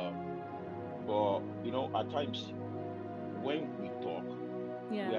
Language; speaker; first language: English; non-native, local second language; Yoruba